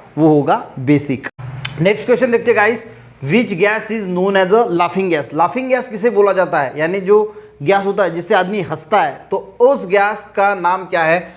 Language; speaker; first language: Hindi; non-native, local second language; Marathi